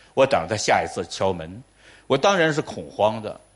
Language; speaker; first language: Chinese; native; Chinese